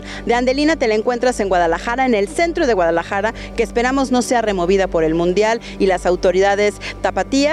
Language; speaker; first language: Spanish; native; Spanish